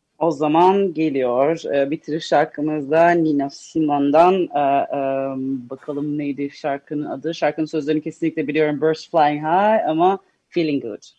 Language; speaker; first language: Turkish; early bilingual, heritage; Turkish